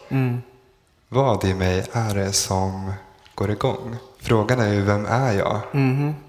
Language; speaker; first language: Swedish; native; Swedish